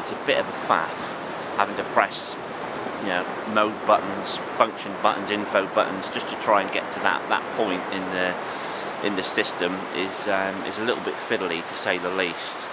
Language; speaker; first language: English; native; English